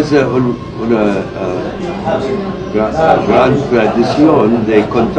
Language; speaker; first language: Spanish; non-native, learner; English